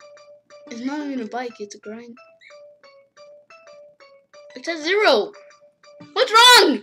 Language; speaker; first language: English; native; English